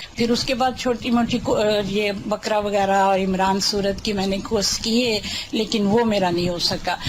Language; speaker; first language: Urdu; native; Urdu